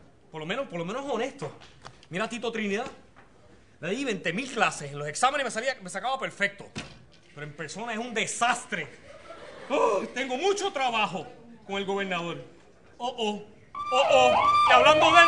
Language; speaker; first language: Spanish; native; Spanish